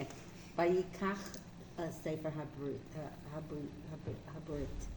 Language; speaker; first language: Hebrew; non-native, learner; English